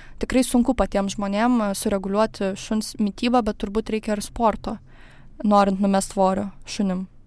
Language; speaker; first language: Lithuanian; native; Lithuanian